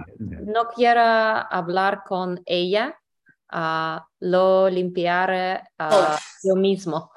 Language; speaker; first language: Spanish; non-native, learner; English